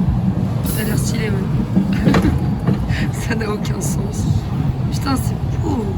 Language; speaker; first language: French; native; French